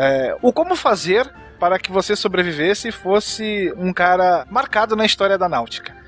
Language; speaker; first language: Portuguese; native; Portuguese